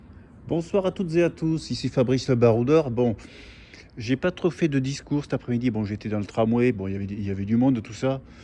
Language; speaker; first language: French; native; French